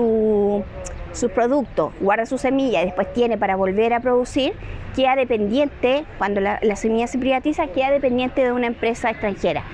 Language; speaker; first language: Spanish; native; Spanish